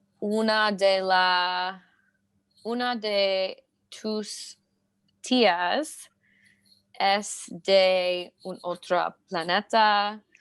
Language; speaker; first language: Spanish; non-native, learner; English